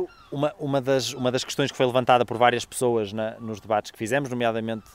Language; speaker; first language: Portuguese; native; Portuguese